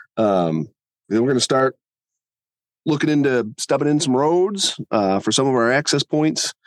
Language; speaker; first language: English; native; English